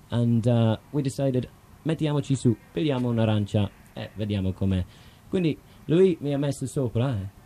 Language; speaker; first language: Italian; non-native, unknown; English